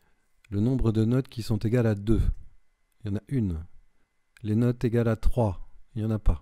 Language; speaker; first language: French; native; French